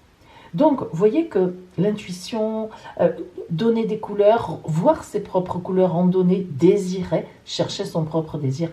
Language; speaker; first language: French; native; French